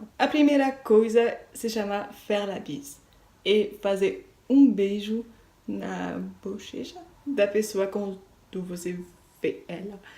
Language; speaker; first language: Portuguese; non-native, learner; French